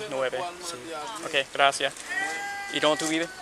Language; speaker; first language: Spanish; early bilingual, heritage; Spanish